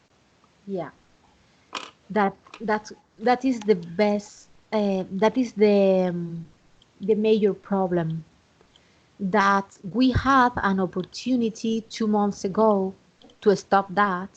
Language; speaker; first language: English; non-native, fluent; Spanish